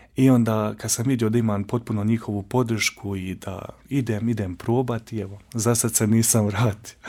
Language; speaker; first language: Croatian; native; Croatian